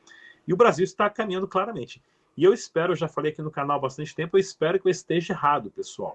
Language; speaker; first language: Portuguese; native; Portuguese